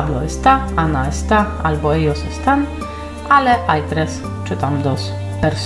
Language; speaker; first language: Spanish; non-native, fluent; Polish